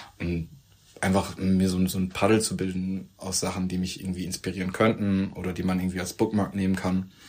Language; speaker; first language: German; early bilingual, other home language; Turkish